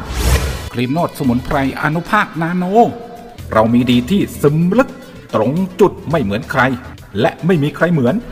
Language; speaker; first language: Thai; native; Thai